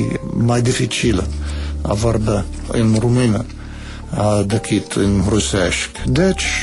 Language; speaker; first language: Romanian; non-native, learner; English